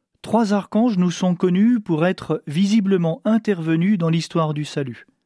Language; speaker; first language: French; native; French